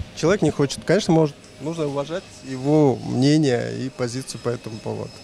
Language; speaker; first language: Russian; non-native, local second language; Kyrgyz